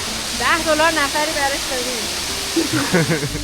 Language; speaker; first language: Persian; native; Persian